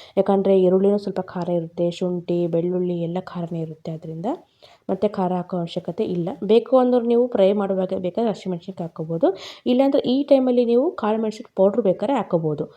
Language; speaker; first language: Kannada; native; Kannada